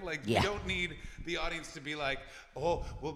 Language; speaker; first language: English; native; English